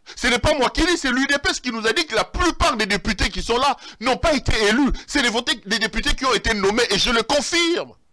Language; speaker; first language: French; non-native, local second language; Lingala